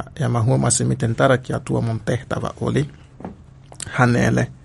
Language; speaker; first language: Finnish; non-native, learner; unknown